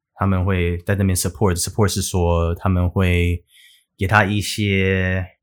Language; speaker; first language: Chinese; early bilingual, heritage; English